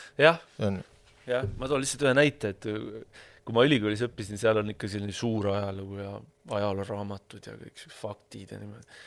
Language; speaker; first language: Estonian; native; Estonian